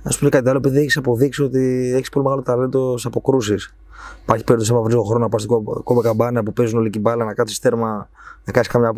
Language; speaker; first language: Greek; native; Greek